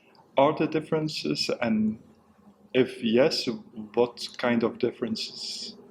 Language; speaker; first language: English; non-native, fluent; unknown